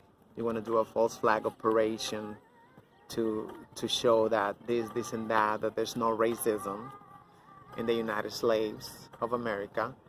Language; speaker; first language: English; non-native, fluent; Spanish